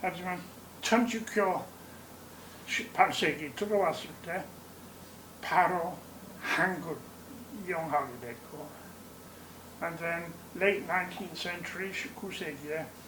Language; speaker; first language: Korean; non-native, fluent; English